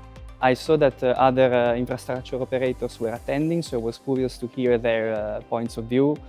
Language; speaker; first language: English; non-native, fluent; Italian